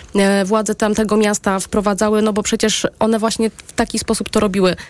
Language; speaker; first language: Polish; native; Polish